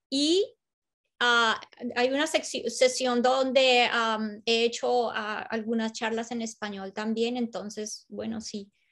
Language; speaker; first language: Spanish; native; Spanish